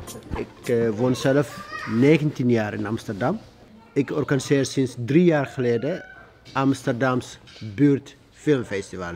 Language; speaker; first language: Dutch; non-native, fluent; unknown